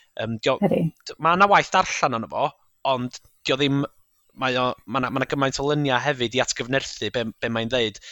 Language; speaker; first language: Welsh; native; Welsh